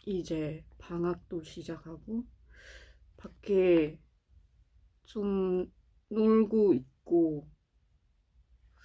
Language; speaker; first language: Korean; non-native, learner; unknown